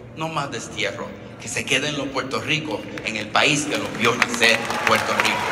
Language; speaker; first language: Spanish; early bilingual, other home language; English